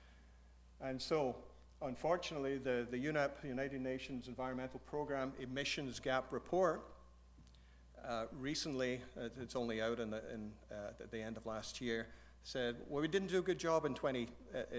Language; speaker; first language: English; native; English